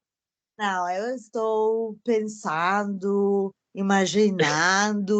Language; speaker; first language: Portuguese; non-native, fluent; Spanish